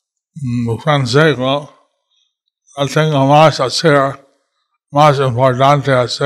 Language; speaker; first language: Spanish; non-native, learner; English